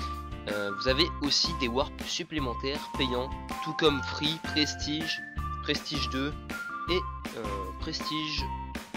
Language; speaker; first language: French; native; French